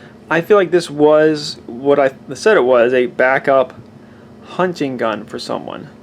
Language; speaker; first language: English; native; English